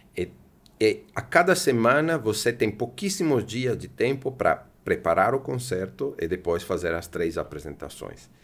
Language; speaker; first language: Portuguese; non-native, fluent; Italian